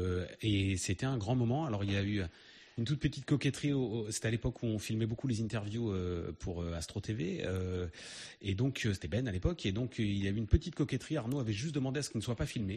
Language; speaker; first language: French; native; French